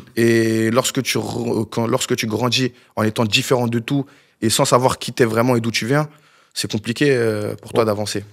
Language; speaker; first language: French; native; French